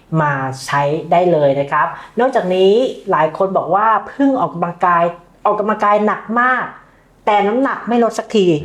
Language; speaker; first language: Thai; native; Thai